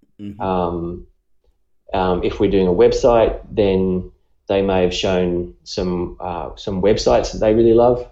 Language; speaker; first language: English; native; English